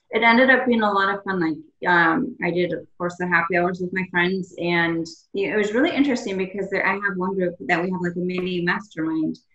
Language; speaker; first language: English; native; English